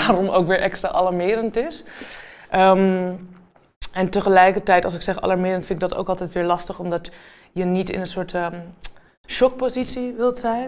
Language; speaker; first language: Dutch; native; Dutch